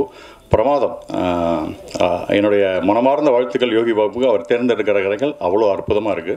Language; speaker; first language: Tamil; native; Tamil